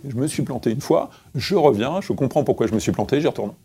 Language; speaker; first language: French; native; French